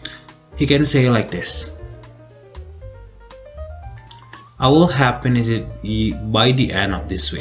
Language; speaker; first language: English; non-native, fluent; Indonesian